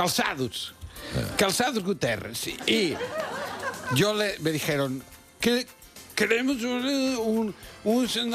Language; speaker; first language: Spanish; native; Spanish